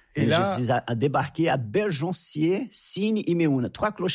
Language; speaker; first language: French; non-native, fluent; Portuguese